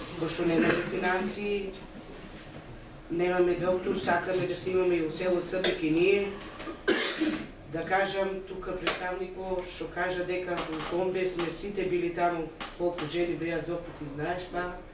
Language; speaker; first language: Macedonian; non-native, local second language; Romany